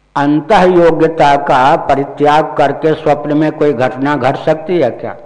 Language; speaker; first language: Hindi; non-native, local second language; Maithili